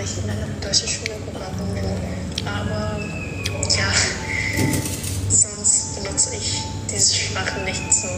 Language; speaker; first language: German; non-native, fluent; Indonesian